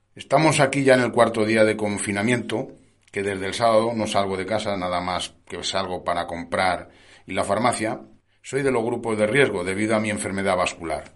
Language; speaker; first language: Spanish; native; Spanish